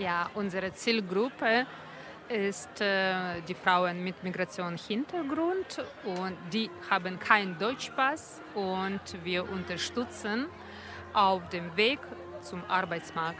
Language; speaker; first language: German; non-native, learner; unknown